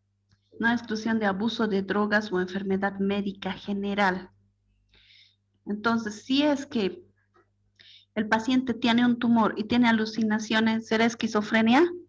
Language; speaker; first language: Spanish; native; Spanish